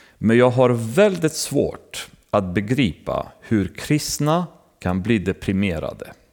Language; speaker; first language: Swedish; non-native, fluent; Romanian